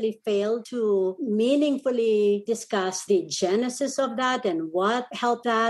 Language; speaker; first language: English; non-native, local second language; Pampanga